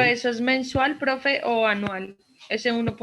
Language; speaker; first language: Spanish; native; Spanish